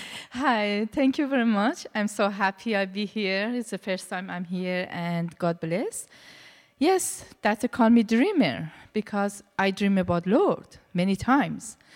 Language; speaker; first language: English; non-native, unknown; Persian